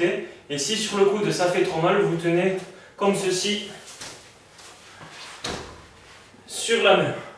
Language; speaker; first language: French; native; French